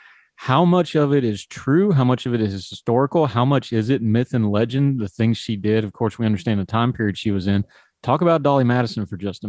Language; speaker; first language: English; native; English